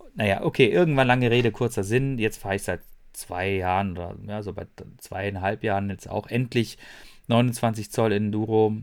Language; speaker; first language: German; native; German